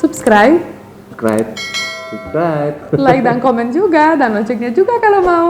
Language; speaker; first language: Indonesian; non-native, fluent; Romanian